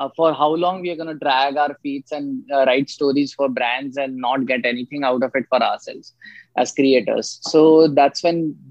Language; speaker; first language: English; non-native, local second language; Marathi